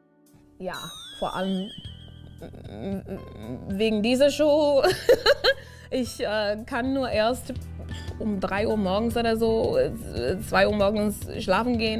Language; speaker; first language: German; non-native, fluent; English